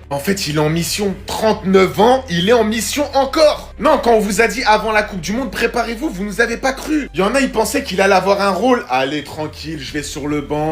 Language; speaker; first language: French; native; French